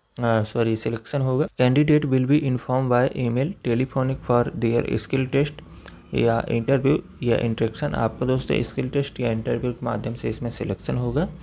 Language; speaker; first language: Hindi; native; Hindi